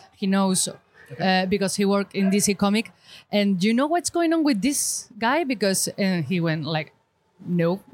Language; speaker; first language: English; non-native, learner; Spanish